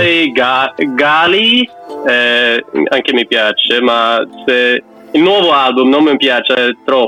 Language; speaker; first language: Italian; non-native, learner; Norwegian